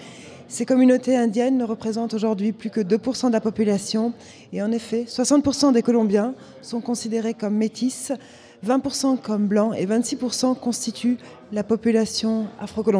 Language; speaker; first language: French; native; French